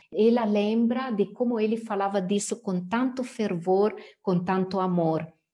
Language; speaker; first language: Portuguese; non-native, fluent; Italian